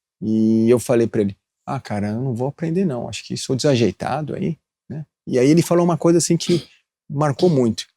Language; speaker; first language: Portuguese; early bilingual, other home language; Japanese